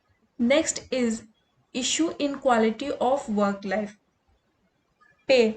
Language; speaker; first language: English; non-native, local second language; Hindi